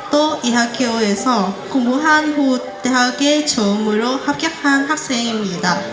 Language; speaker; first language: Korean; non-native, fluent; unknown